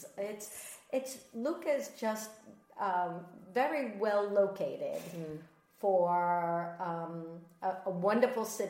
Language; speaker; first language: English; native; English